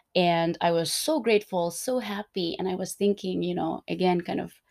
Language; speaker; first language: English; non-native, fluent; Turkmen